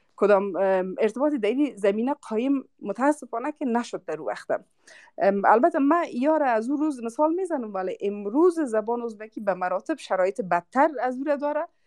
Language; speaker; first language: Persian; non-native, local second language; Uzbek